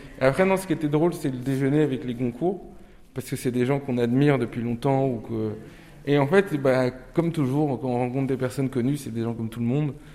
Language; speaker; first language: French; early bilingual, other home language; Turkish